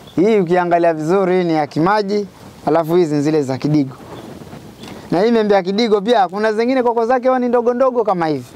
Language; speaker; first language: Swahili; non-native, local second language; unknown